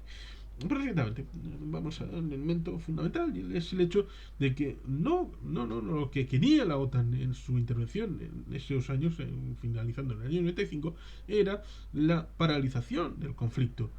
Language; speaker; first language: Spanish; native; Spanish